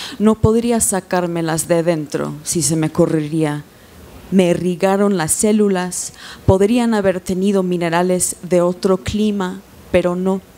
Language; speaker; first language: Spanish; non-native, fluent; English